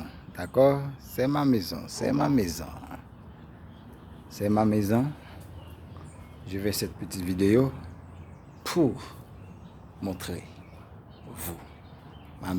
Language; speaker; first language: French; non-native, learner; Haitian Creole